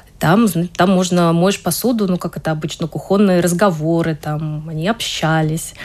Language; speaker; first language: Russian; native; Russian